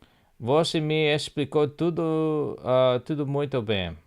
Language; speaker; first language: Portuguese; non-native, learner; English